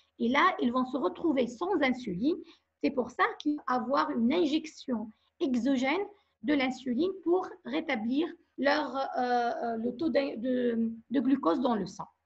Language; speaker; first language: French; non-native, local second language; Arabic